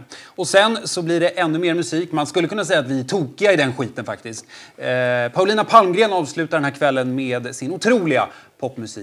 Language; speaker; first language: Swedish; native; Swedish